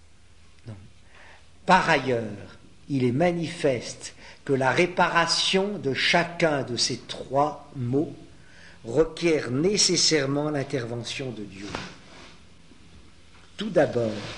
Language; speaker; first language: French; native; French